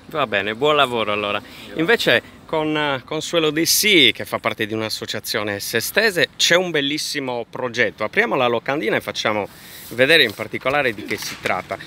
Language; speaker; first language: Italian; native; Italian